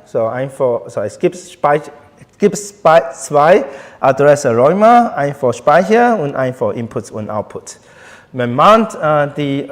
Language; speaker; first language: German; non-native, learner; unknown